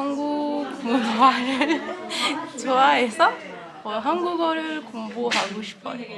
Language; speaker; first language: Korean; non-native, learner; French